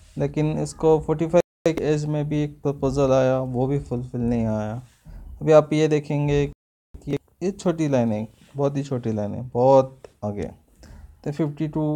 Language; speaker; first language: Hindi; non-native, local second language; Marathi